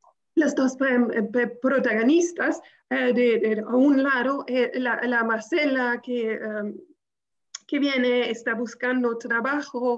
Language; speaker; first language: Spanish; non-native, fluent; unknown